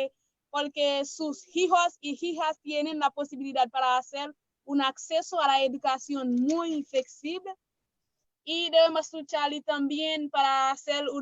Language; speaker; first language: Spanish; non-native, learner; Haitian Creole